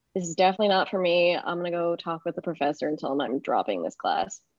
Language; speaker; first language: English; native; English